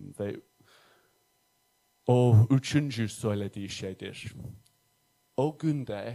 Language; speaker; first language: Turkish; non-native, fluent; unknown